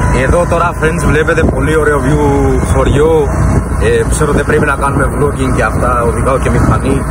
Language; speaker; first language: Greek; early bilingual, other home language; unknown